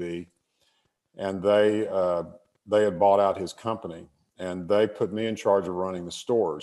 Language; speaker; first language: English; native; English